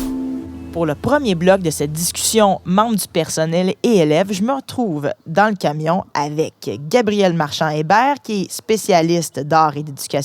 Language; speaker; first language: French; native; French